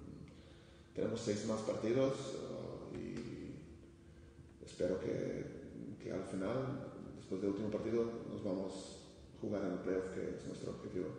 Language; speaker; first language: Spanish; non-native, fluent; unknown